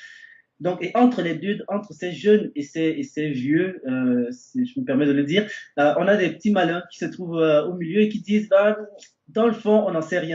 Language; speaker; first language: French; native; French